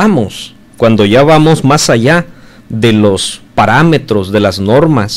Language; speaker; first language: Spanish; native; Spanish